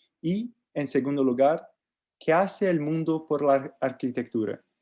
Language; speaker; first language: Spanish; non-native, learner; Portuguese